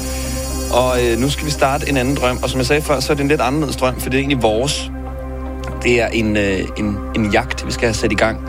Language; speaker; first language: Danish; native; Danish